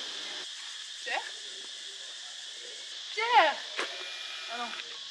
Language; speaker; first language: French; native; French